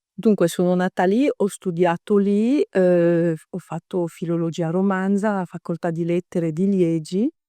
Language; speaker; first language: Italian; early bilingual, heritage; Italian